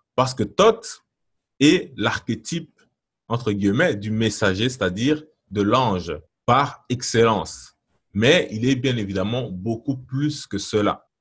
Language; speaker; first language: French; non-native, local second language; Lingala